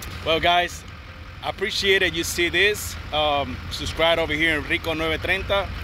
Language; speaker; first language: English; non-native, learner; Spanish